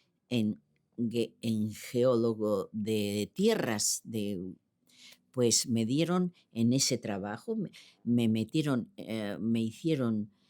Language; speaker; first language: Spanish; early bilingual, other home language; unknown